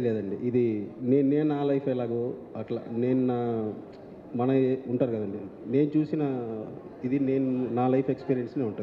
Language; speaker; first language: Telugu; native; Telugu